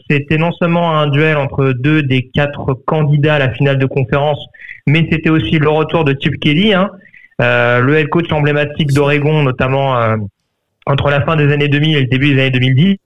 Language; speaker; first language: French; native; French